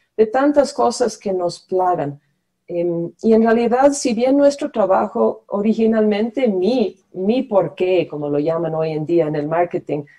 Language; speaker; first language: Spanish; non-native, fluent; English